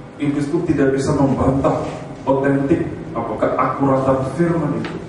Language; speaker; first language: Indonesian; native; Indonesian